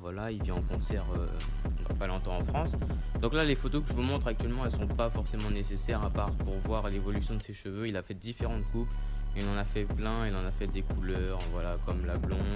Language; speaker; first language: French; native; French